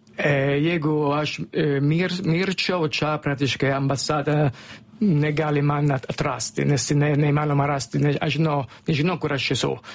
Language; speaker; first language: Lithuanian; non-native, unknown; Italian